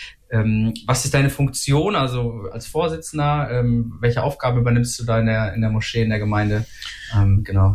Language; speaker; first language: German; native; German